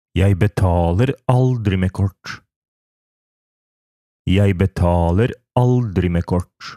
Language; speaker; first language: Norwegian; non-native, fluent; Polish